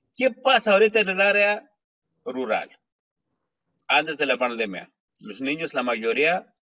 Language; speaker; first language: Spanish; non-native, fluent; Greek